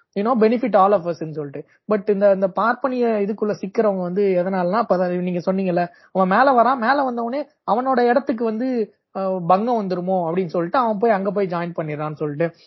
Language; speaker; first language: Tamil; native; Tamil